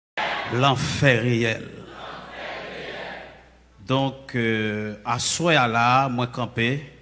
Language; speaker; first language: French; non-native, local second language; Haitian Creole